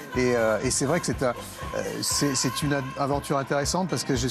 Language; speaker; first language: French; native; French